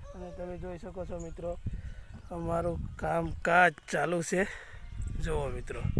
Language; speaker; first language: Gujarati; non-native, local second language; Bhili